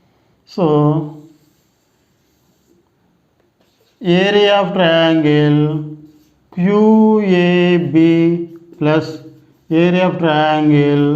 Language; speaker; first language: English; non-native, local second language; Telugu